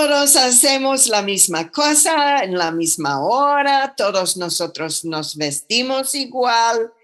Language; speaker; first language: Spanish; non-native, fluent; English